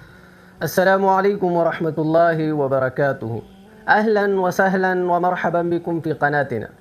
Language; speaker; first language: Arabic; non-native, fluent; Urdu